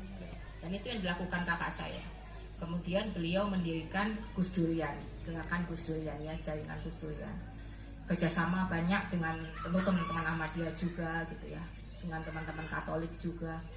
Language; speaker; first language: Indonesian; native; Indonesian